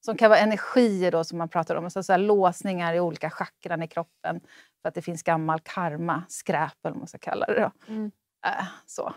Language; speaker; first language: Swedish; native; Swedish